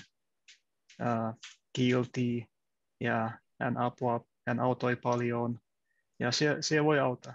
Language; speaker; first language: Finnish; non-native, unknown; Russian